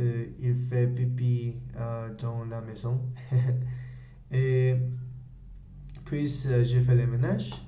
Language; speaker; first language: French; non-native, learner; Spanish